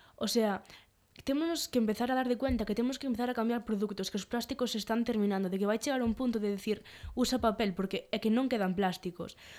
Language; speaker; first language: Galician; non-native, local second language; Spanish